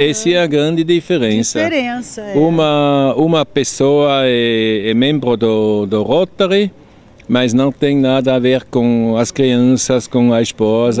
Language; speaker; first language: Portuguese; non-native, fluent; German